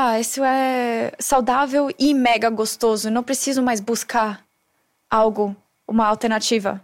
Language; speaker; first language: Portuguese; non-native, fluent; German